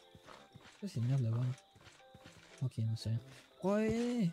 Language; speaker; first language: French; native; French